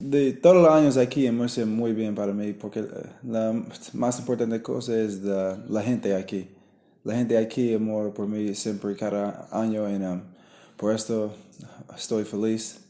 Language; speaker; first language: Spanish; non-native, learner; English